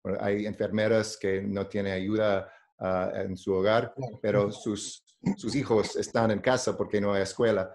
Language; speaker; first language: Spanish; non-native, learner; English